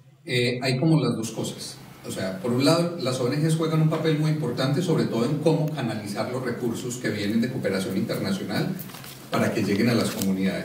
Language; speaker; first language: Spanish; native; Spanish